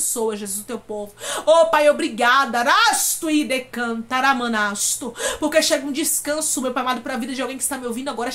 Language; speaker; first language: Portuguese; native; Portuguese